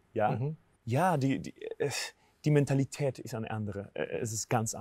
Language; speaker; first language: German; non-native, fluent; Spanish